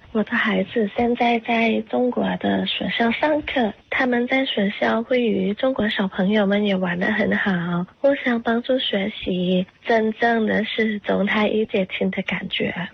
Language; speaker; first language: Chinese; non-native, fluent; Thai